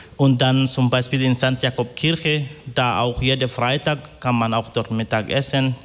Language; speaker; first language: German; non-native, fluent; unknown